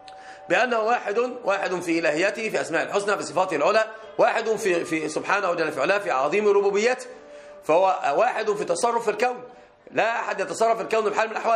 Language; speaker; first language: Arabic; native; Arabic